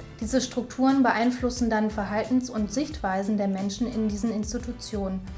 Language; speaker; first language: German; native; German